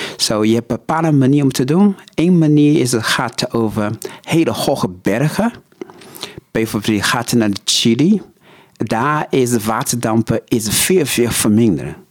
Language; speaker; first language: Dutch; non-native, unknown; Chinese